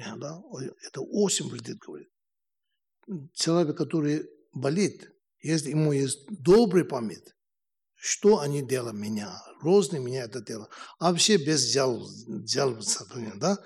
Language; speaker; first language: Russian; non-native, learner; Tibetan